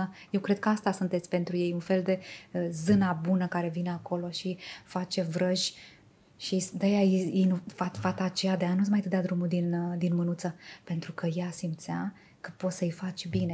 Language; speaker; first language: Romanian; native; Romanian